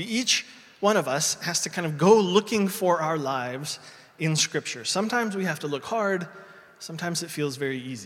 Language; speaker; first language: English; native; English